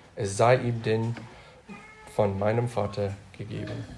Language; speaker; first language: German; non-native, fluent; English